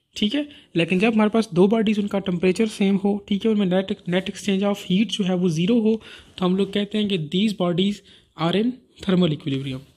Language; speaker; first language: Urdu; non-native, local second language; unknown